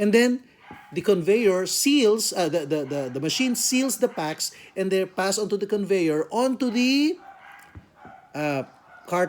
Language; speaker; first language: English; non-native, local second language; Filipino